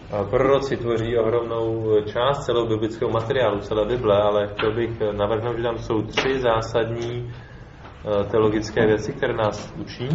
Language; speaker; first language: Czech; native; Czech